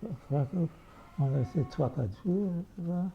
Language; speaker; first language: French; non-native, fluent; Yiddish